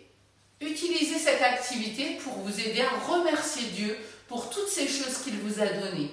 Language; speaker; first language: French; native; French